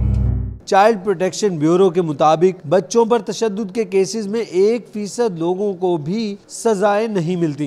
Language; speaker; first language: Urdu; native; Urdu